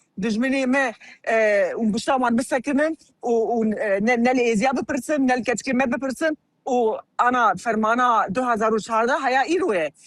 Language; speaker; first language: Kurdish; early bilingual, heritage; Kurdish